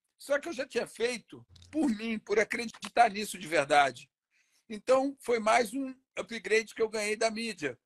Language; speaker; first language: Portuguese; native; Portuguese